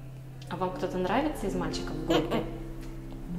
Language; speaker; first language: Russian; native; Russian